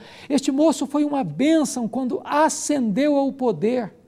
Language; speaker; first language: Portuguese; native; Portuguese